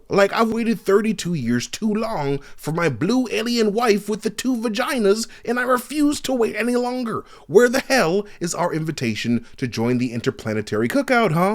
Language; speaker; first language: English; native; English